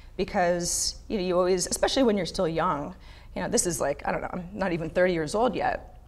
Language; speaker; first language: English; native; English